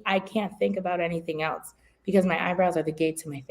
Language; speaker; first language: English; native; English